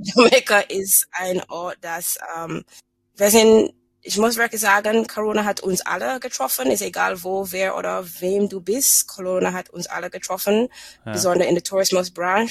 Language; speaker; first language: German; non-native, fluent; English